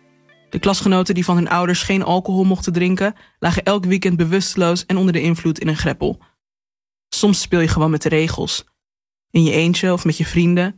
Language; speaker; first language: Dutch; native; Dutch